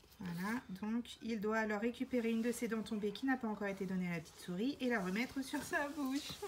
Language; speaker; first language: French; native; French